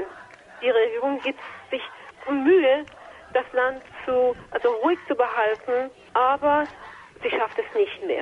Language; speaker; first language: German; non-native, fluent; Persian